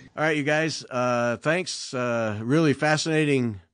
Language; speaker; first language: English; native; English